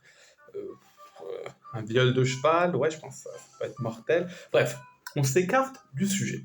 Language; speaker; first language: French; native; French